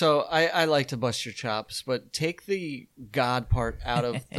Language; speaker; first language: English; native; English